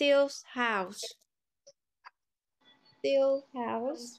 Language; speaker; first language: English; non-native, fluent; Vietnamese